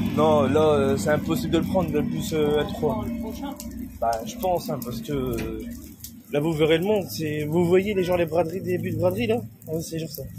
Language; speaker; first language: French; native; French